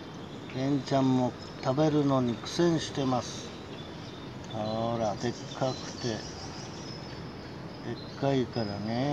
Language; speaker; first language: Japanese; native; Japanese